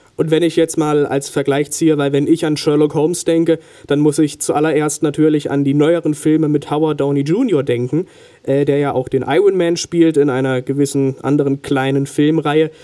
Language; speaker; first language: German; native; German